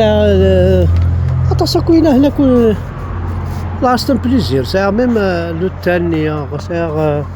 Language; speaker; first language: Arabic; native; Arabic